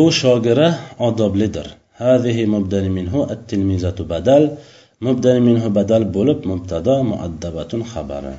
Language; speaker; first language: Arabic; non-native, fluent; Uzbek